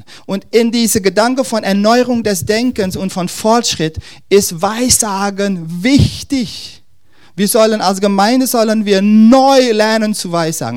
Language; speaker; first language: German; non-native, fluent; Dutch